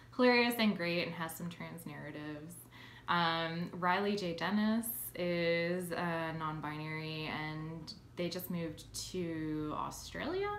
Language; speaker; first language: English; native; English